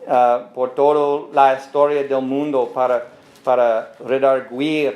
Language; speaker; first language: Spanish; non-native, learner; English